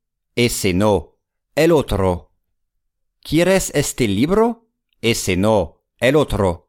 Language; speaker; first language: Spanish; non-native, fluent; English